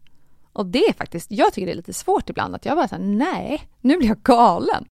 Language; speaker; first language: Swedish; native; Swedish